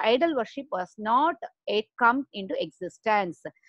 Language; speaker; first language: English; non-native, local second language; Tamil